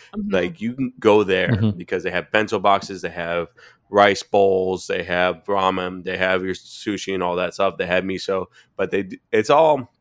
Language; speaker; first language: English; native; English